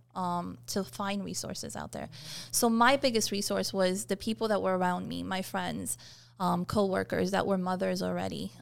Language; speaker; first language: English; early bilingual, other home language; Persian